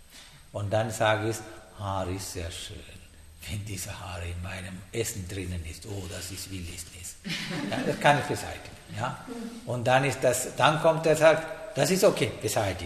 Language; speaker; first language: German; non-native, fluent; Sinhala